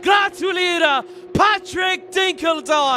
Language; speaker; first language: German; non-native, learner; English